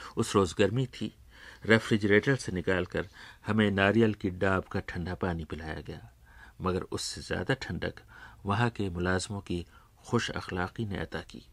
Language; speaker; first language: Urdu; native; Urdu